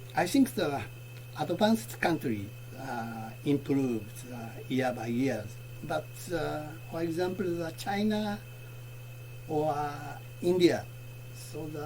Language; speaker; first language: English; non-native, learner; Japanese